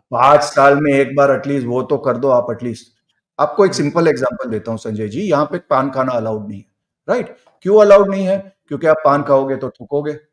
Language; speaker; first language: Hindi; non-native, local second language; Gujarati